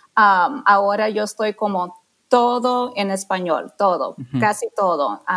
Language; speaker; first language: Spanish; non-native, fluent; English